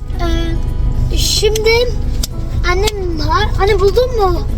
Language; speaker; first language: Turkish; early bilingual, heritage; Turkish